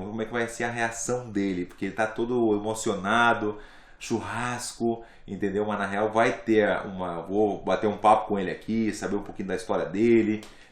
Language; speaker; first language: Portuguese; native; Portuguese